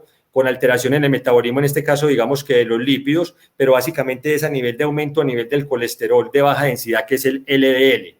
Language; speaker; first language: Spanish; native; Spanish